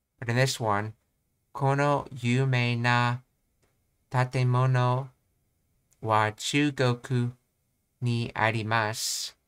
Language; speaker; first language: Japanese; non-native, learner; English